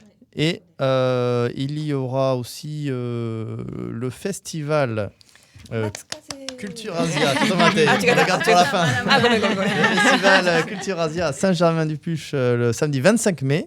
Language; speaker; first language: French; native; French